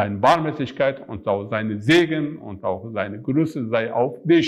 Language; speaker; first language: German; non-native, fluent; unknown